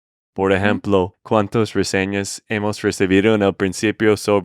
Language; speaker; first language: Spanish; non-native, fluent; English